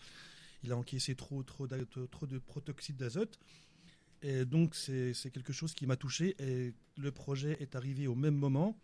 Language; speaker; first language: French; native; French